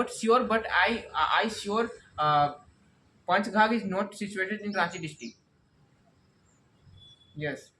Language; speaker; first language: English; non-native, learner; Hindi